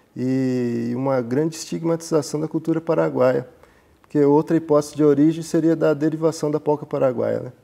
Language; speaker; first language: Portuguese; native; Portuguese